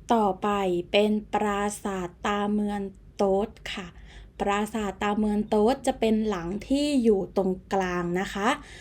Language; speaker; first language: Thai; native; Thai